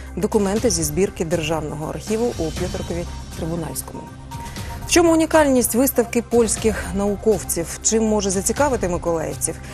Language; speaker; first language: Ukrainian; native; Ukrainian